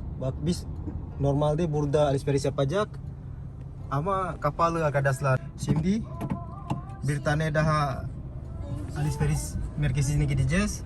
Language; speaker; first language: Turkish; non-native, fluent; Indonesian